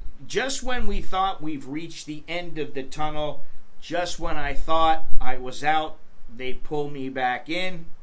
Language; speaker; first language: English; native; English